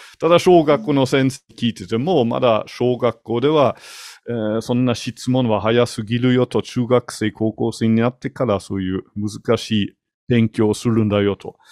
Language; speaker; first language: Japanese; non-native, fluent; German